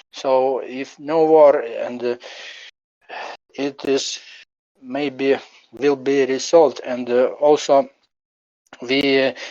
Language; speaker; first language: English; non-native, learner; Ukrainian